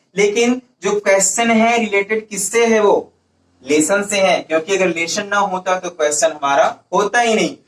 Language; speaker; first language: Hindi; native; Hindi